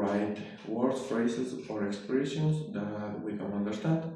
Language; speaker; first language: English; non-native, learner; Spanish